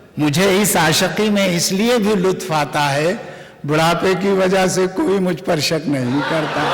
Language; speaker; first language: Urdu; native; Urdu